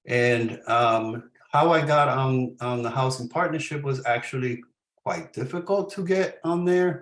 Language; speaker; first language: English; early bilingual, other home language; Spanish